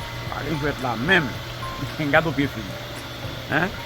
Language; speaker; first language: French; non-native, learner; Haitian Creole